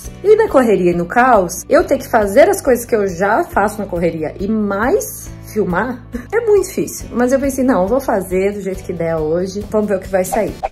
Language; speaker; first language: Portuguese; native; Portuguese